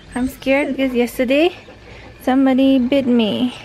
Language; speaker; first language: English; non-native, local second language; Tangkhul Naga (India)